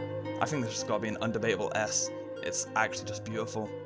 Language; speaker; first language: English; native; English